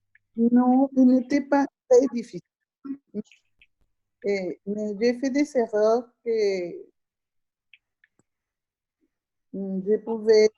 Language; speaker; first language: French; non-native, learner; Spanish